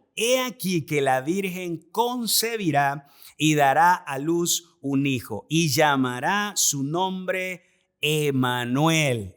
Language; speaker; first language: Spanish; native; Spanish